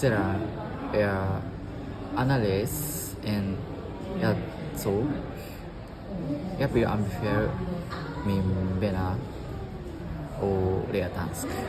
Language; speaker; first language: Danish; non-native, learner; Japanese